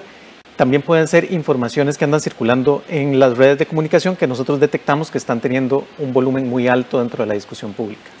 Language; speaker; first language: Spanish; native; Spanish